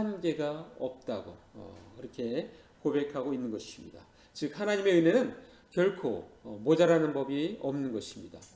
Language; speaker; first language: Korean; native; Korean